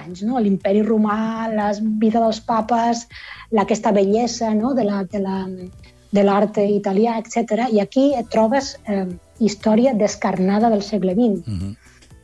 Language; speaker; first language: Catalan; native; Catalan